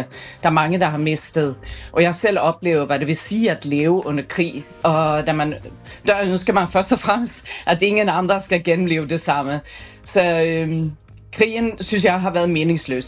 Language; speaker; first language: Danish; non-native, fluent; Persian